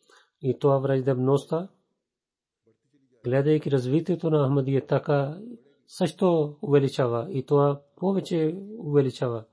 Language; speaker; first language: Bulgarian; non-native, learner; Urdu